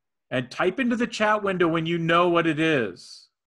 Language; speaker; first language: English; native; English